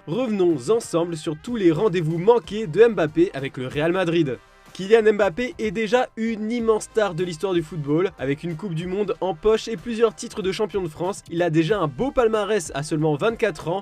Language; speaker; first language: French; native; French